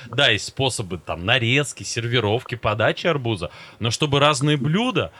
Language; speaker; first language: Russian; native; Russian